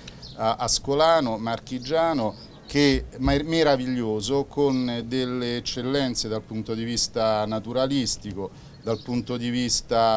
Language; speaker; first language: Italian; native; Italian